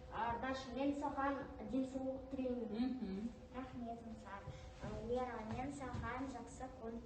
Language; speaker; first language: Kazakh; non-native, local second language; Russian